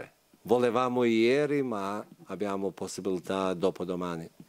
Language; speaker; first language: Italian; non-native, fluent; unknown